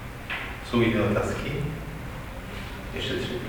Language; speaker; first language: Czech; non-native, fluent; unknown